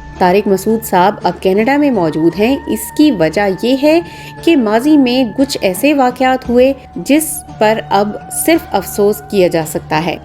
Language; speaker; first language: Urdu; native; Urdu